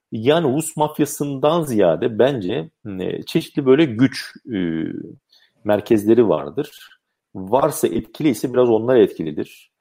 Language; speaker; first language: Turkish; native; Turkish